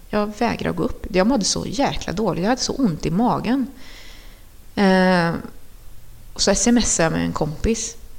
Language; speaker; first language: Swedish; early bilingual, other home language; Spanish